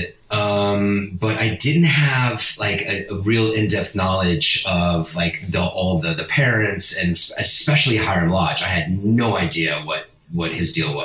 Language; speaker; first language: English; non-native, fluent; Italian